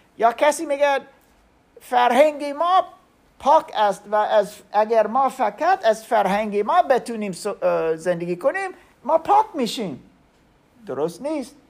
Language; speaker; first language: Persian; non-native, learner; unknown